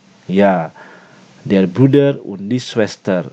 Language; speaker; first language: German; non-native, learner; Indonesian